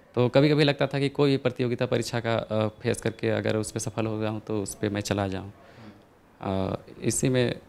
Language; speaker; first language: Hindi; native; Hindi